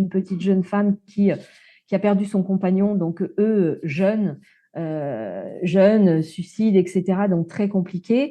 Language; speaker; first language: French; native; French